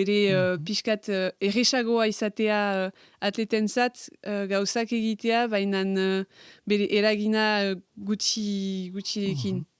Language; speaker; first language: Basque; non-native, local second language; French